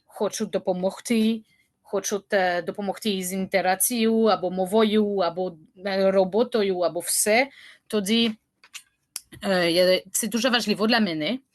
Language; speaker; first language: Ukrainian; non-native, learner; French